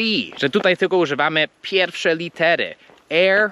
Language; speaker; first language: Polish; non-native, fluent; English